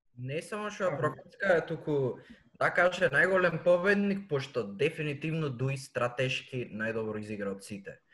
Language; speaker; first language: Macedonian; native; Macedonian